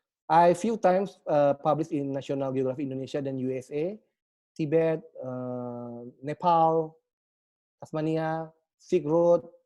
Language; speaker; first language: English; non-native, learner; Indonesian